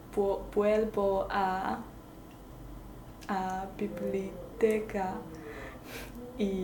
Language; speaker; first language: Spanish; non-native, learner; Chinese